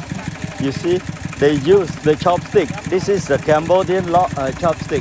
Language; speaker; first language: English; non-native, learner; Khmer